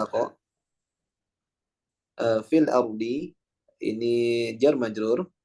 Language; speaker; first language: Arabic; non-native, learner; Indonesian